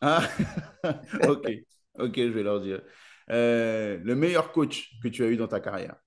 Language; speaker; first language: French; native; French